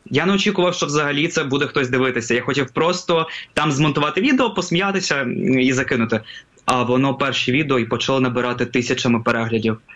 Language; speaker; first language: Ukrainian; non-native, local second language; Russian